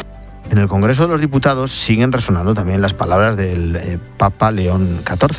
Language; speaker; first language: Spanish; native; Spanish